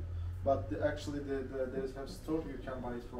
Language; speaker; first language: English; non-native, learner; Turkish